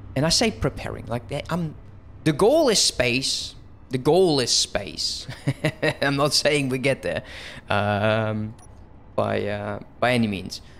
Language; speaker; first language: English; non-native, fluent; Dutch